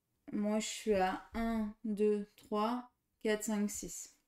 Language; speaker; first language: French; native; French